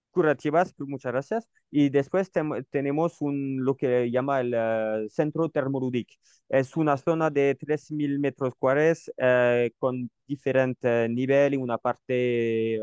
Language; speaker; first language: Spanish; non-native, learner; French